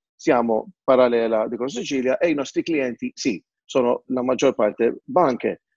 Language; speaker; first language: Italian; non-native, fluent; Maltese